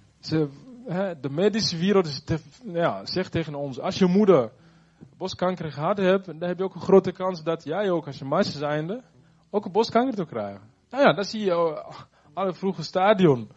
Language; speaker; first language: Dutch; non-native, fluent; Rundi